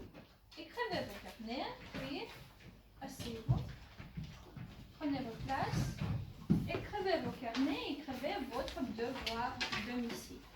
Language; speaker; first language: French; non-native, fluent; Ukrainian